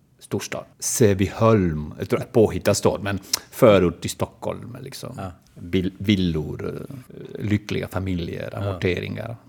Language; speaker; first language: Swedish; non-native, fluent; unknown